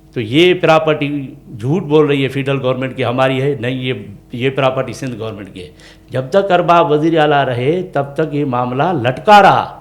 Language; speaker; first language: Urdu; non-native, local second language; Sindhi